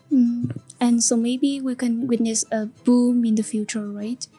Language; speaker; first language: English; non-native, fluent; Vietnamese